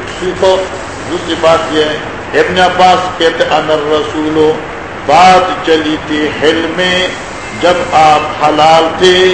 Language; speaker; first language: Urdu; non-native, local second language; Northern Hindko